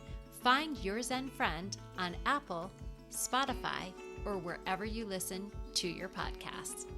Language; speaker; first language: English; native; English